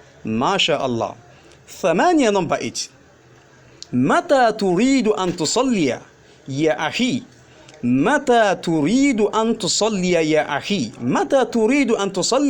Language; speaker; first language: Arabic; non-native, fluent; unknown